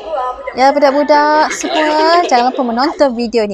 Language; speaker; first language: Malay; native; Malay